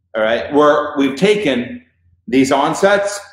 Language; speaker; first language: English; native; English